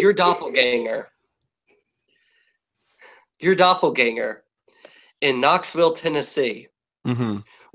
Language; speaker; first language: English; native; English